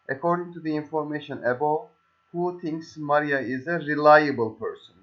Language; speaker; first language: English; non-native, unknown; Turkish